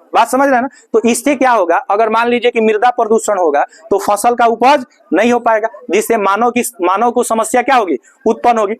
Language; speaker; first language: Hindi; native; Hindi